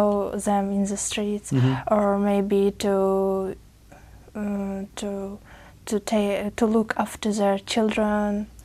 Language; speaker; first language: English; non-native, learner; Uzbek